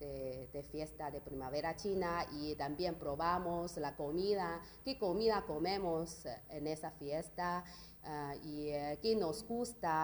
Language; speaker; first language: Spanish; non-native, learner; Chinese